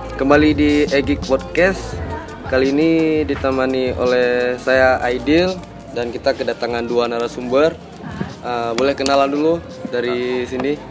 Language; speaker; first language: Indonesian; native; Indonesian